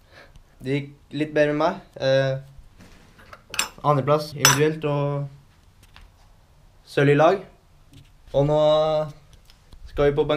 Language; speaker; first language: Norwegian; native; Norwegian